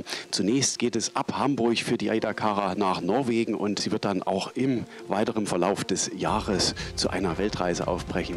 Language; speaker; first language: German; native; German